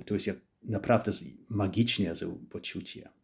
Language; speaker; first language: Polish; non-native, fluent; English